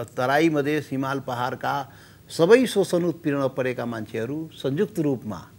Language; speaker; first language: Nepali; non-native, local second language; Maithili